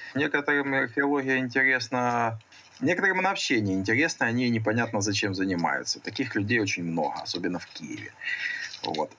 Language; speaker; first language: Russian; native; Russian